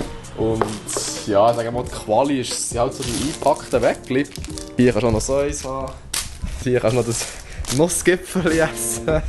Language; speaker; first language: German; native; German